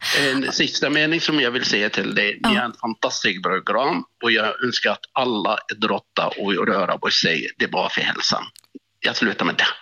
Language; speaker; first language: Swedish; non-native, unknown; Arabic